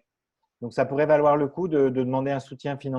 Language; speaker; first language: French; native; French